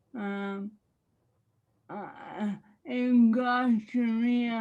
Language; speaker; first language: Portuguese; non-native, learner; English